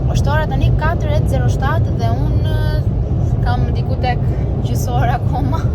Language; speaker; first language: Albanian; early bilingual, heritage; Albanian